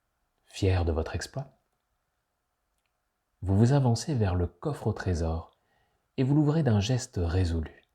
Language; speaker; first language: French; native; French